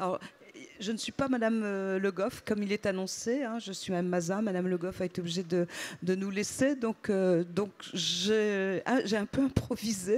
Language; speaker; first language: French; native; French